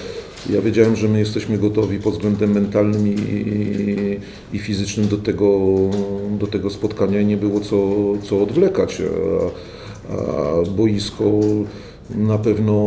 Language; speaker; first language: Polish; native; Polish